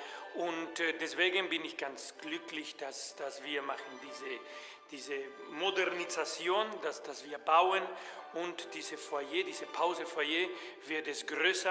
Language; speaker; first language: German; non-native, fluent; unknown